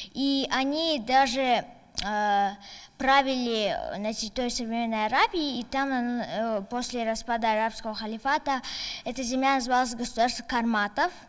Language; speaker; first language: Russian; non-native, local second language; Tajik